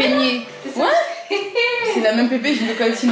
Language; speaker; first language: French; native; French